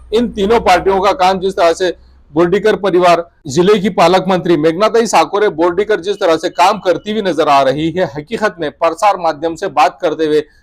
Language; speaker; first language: Hindi; non-native, local second language; Urdu